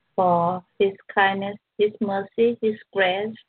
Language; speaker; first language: English; non-native, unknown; Thai